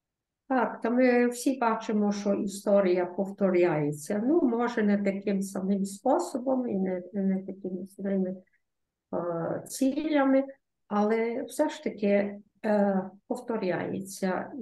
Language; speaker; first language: Ukrainian; early bilingual, heritage; Ukrainian